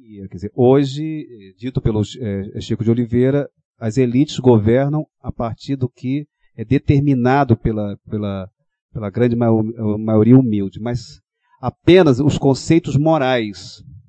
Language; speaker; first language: Portuguese; native; Portuguese